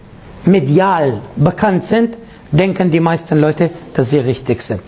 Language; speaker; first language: German; non-native, fluent; Arabic